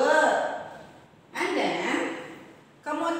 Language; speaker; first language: English; non-native, learner; Indonesian